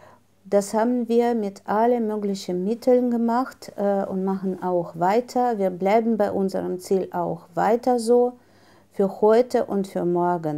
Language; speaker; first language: German; non-native, fluent; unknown